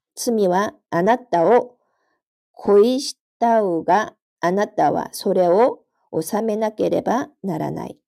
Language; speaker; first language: Japanese; non-native, fluent; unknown